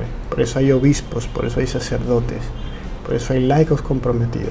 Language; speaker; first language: Spanish; native; Spanish